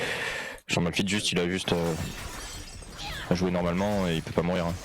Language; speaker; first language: French; native; French